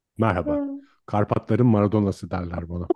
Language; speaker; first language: Turkish; native; Turkish